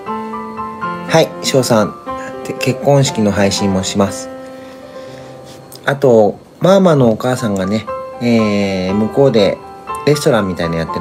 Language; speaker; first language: Japanese; native; Japanese